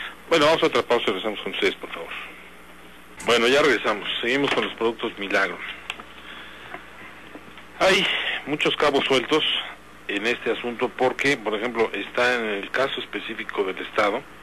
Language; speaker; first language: Spanish; native; Spanish